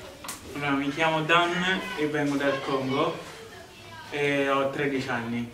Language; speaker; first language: Italian; early bilingual, other home language; Lingala